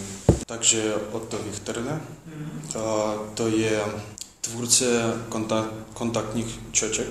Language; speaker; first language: Czech; non-native, learner; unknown